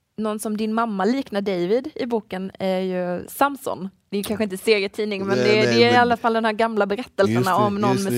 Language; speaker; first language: Swedish; native; Swedish